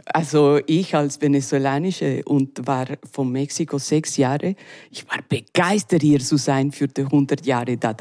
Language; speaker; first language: German; non-native, learner; Spanish